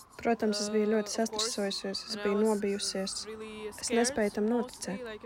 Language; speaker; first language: Latvian; non-native, fluent; Russian